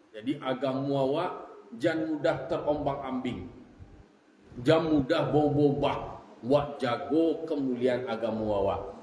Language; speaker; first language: Malay; non-native, local second language; Minangkabau